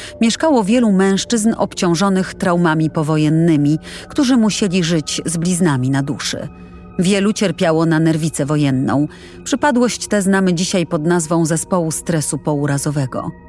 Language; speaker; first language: Polish; native; Polish